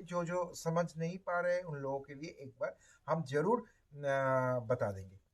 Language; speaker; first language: Hindi; non-native, local second language; Bangla